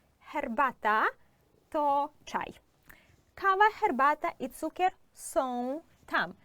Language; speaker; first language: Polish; non-native, fluent; Ukrainian